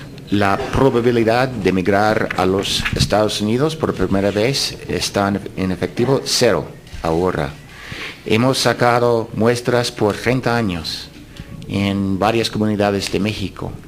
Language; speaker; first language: Spanish; non-native, fluent; English